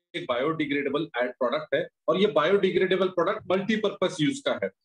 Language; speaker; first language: Hindi; native; Hindi